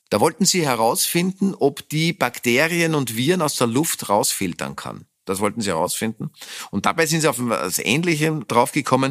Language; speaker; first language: German; native; German